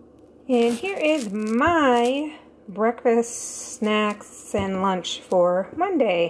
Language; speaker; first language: English; native; English